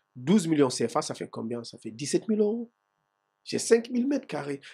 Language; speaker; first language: French; non-native, local second language; Fula